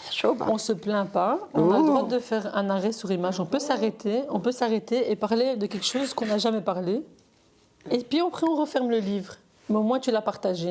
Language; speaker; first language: French; native; French